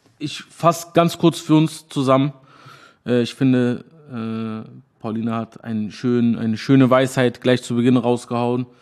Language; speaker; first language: German; native; German